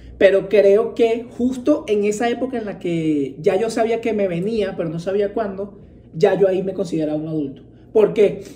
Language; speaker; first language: Spanish; native; Spanish